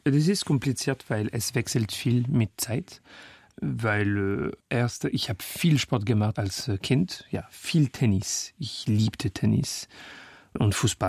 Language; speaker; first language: German; non-native, fluent; French